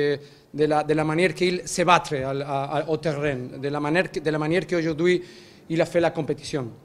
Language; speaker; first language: French; non-native, learner; Spanish